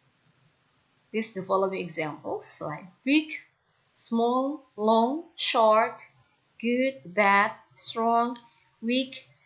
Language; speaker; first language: English; non-native, fluent; Indonesian